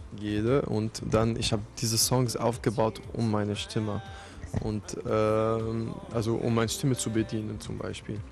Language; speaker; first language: German; non-native, fluent; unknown